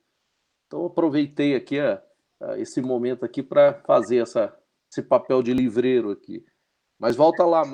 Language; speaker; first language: Portuguese; native; Portuguese